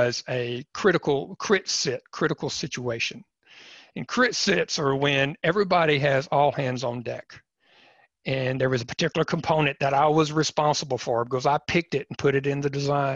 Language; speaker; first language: English; native; English